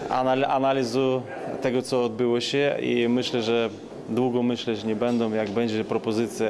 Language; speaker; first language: Polish; non-native, learner; Ukrainian